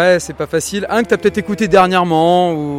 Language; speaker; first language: French; native; French